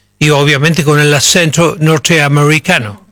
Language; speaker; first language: Spanish; native; Spanish